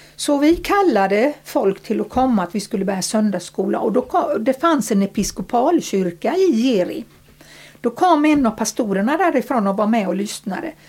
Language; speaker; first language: Swedish; early bilingual, other home language; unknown